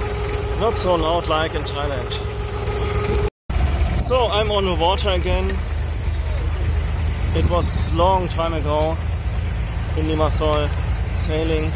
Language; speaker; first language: English; non-native, fluent; German